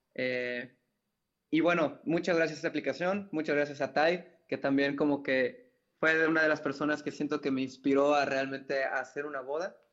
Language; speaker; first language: Spanish; native; Spanish